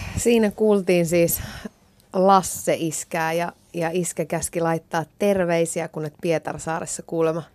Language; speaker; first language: Finnish; native; Finnish